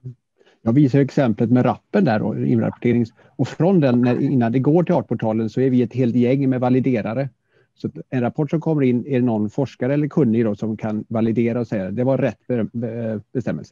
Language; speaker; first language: Swedish; native; Swedish